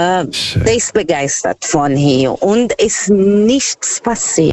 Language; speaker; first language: German; non-native, learner; Portuguese